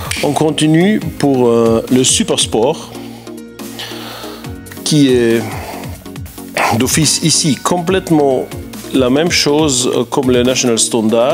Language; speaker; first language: French; non-native, fluent; German